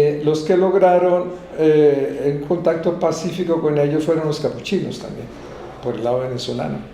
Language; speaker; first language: Spanish; native; Spanish